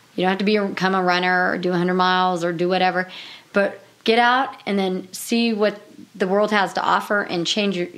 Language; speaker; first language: English; native; English